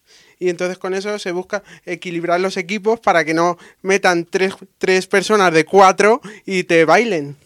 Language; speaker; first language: Spanish; native; Spanish